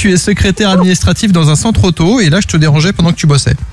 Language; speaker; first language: French; native; French